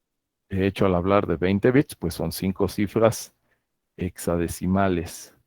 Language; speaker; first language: Spanish; native; Spanish